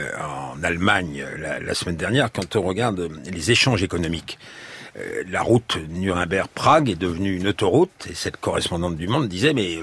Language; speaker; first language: French; native; French